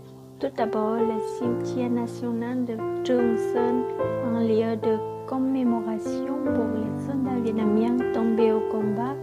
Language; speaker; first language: French; non-native, fluent; Vietnamese